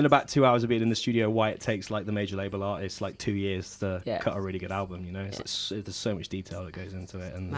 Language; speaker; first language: English; native; English